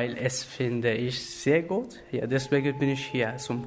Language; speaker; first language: German; non-native, learner; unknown